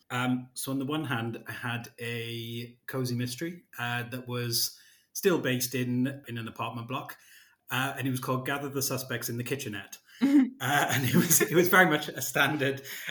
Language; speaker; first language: English; native; English